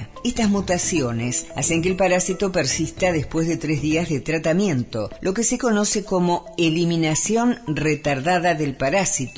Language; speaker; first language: Spanish; native; Spanish